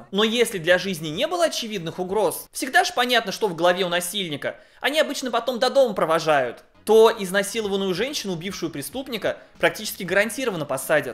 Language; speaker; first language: Russian; native; Russian